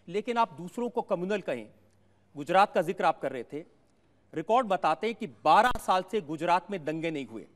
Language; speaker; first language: Hindi; native; Hindi